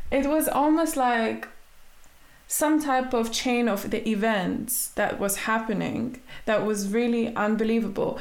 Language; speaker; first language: English; non-native, fluent; Latvian